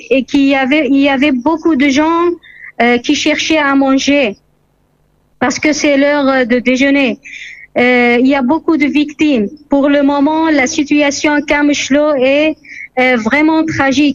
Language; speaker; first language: French; non-native, fluent; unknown